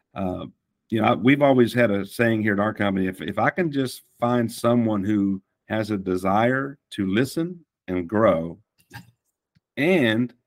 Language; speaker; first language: English; native; English